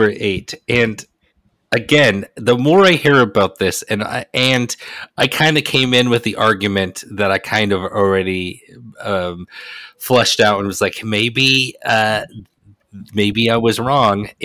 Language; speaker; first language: English; native; English